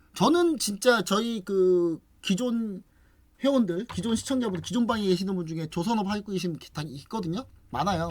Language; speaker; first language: Korean; native; Korean